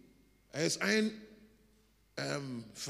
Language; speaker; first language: German; non-native, learner; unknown